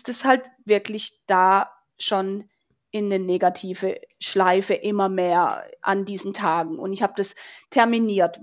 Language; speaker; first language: German; native; German